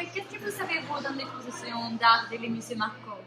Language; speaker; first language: French; non-native, learner; Spanish